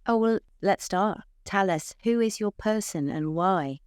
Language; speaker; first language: English; native; English